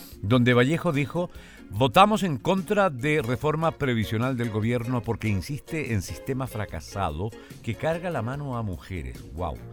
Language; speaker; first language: Spanish; native; Spanish